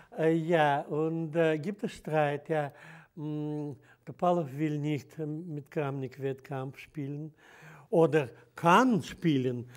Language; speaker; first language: German; non-native, fluent; Russian